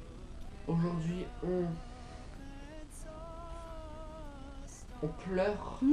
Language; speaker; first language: French; native; French